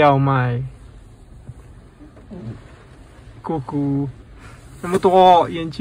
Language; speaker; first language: Chinese; non-native, learner; Filipino